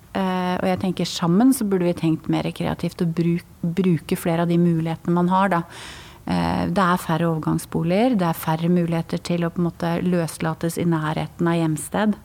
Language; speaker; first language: Norwegian; native; Norwegian